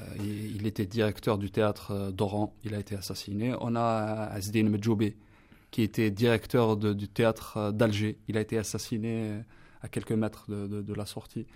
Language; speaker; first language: French; non-native, local second language; Kabyle